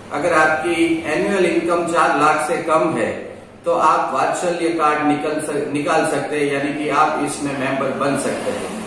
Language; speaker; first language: Hindi; non-native, local second language; Gujarati